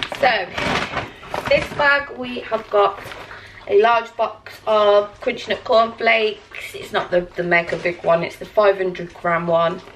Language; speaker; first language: English; native; English